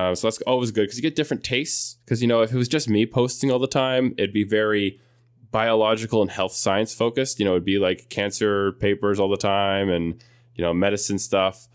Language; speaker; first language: English; native; English